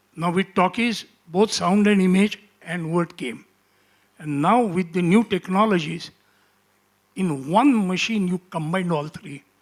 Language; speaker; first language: English; non-native, local second language; Marathi